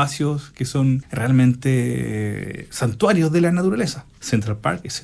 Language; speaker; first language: Spanish; native; Spanish